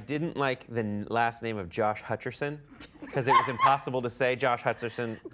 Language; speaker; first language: English; native; English